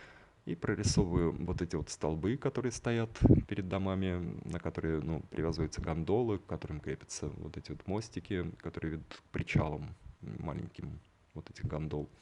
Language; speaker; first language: Russian; native; Russian